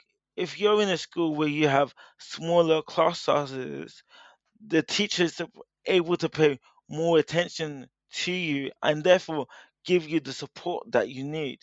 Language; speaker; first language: English; native; English